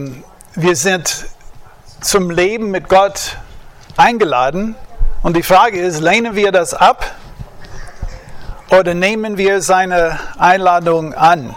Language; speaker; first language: German; non-native, fluent; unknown